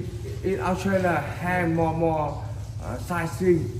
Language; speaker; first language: English; non-native, learner; Vietnamese